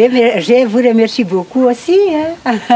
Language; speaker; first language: French; non-native, local second language; Malagasy